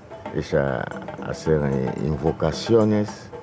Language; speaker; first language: Spanish; non-native, fluent; Lingala